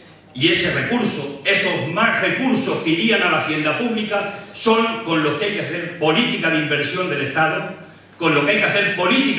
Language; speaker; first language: Spanish; native; Spanish